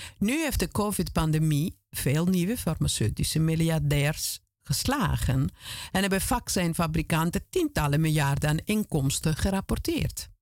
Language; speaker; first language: Dutch; non-native, fluent; Italian